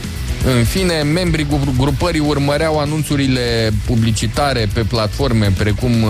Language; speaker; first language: Romanian; native; Romanian